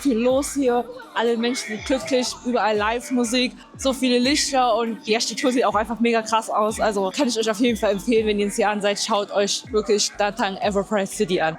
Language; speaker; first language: German; native; German